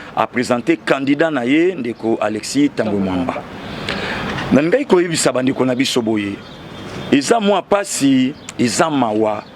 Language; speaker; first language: Lingala; non-native, local second language; Mongo